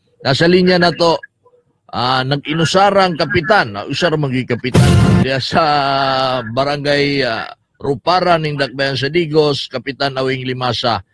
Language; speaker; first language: Cebuano; native; Cebuano